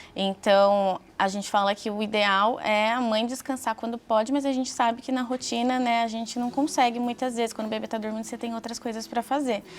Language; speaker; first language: Portuguese; native; Portuguese